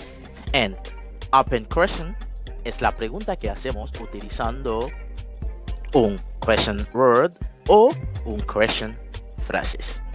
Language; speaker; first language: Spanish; non-native, fluent; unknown